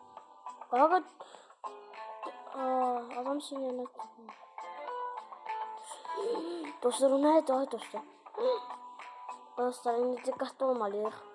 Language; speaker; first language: Turkish; non-native, learner; Azerbaijani